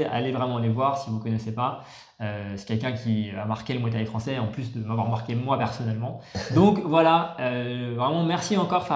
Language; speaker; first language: French; native; French